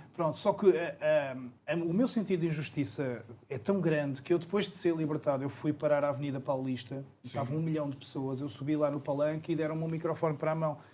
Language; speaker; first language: Portuguese; native; Portuguese